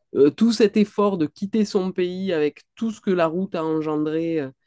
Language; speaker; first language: French; native; French